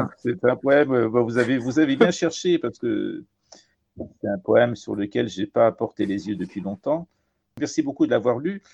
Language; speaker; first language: French; early bilingual, other home language; Persian